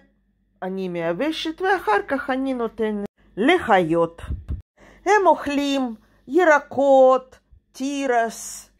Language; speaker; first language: Hebrew; non-native, fluent; Russian